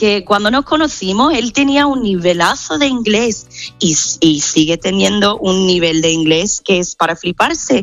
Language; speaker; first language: Spanish; non-native, fluent; English